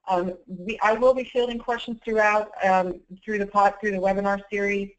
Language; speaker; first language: English; native; English